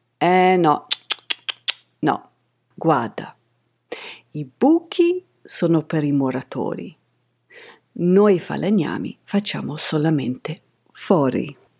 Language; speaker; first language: Italian; non-native, fluent; English